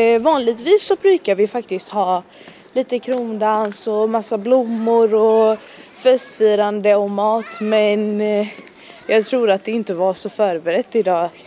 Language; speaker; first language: Swedish; early bilingual, other home language; Arabic